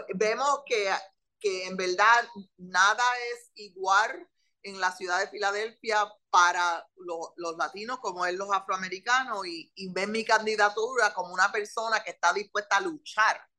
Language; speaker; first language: Spanish; early bilingual, heritage; Spanish